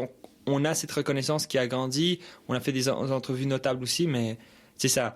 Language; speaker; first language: French; early bilingual, other home language; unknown